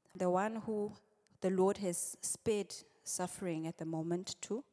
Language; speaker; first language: English; non-native, local second language; Swati